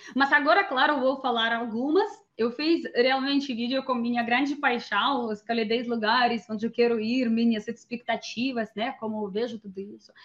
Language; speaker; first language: Portuguese; non-native, learner; Russian